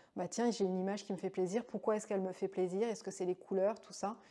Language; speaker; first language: French; native; French